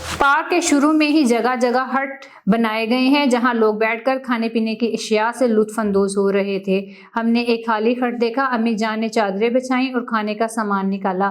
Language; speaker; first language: Urdu; native; Urdu